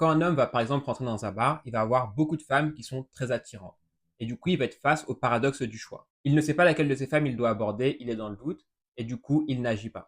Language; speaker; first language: French; native; French